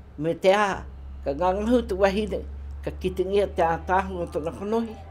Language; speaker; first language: Māori; native; Māori